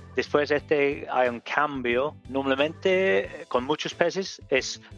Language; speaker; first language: Spanish; non-native, learner; English